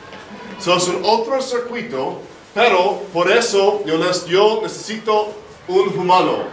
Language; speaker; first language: Spanish; non-native, learner; English